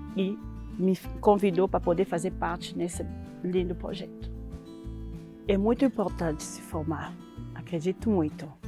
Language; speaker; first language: Portuguese; non-native, fluent; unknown